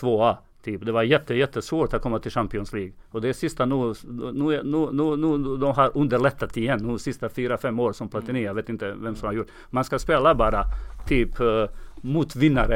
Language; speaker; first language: Swedish; non-native, fluent; Serbian